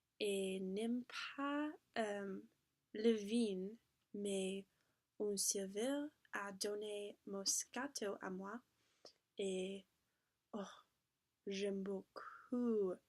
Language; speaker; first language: French; non-native, learner; English